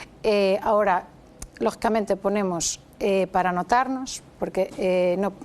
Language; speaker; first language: Spanish; native; Spanish